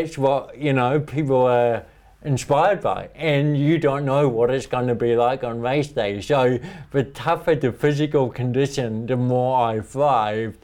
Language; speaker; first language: English; native; English